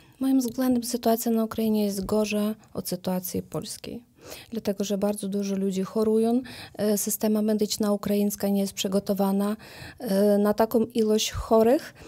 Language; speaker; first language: Polish; non-native, learner; Ukrainian